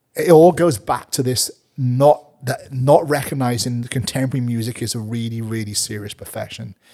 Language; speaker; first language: English; native; English